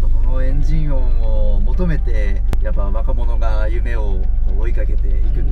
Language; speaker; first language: Japanese; native; Japanese